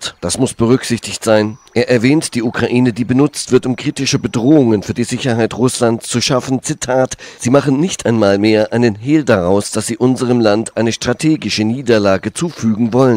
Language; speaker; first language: German; native; German